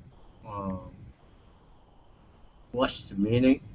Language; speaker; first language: English; non-native, learner; Chinese